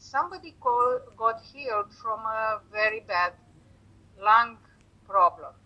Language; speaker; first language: English; non-native, fluent; Romanian